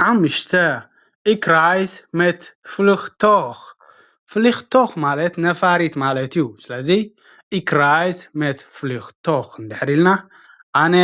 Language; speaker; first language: Dutch; non-native, fluent; Tigrinya